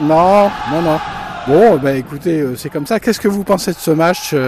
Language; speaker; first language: French; native; French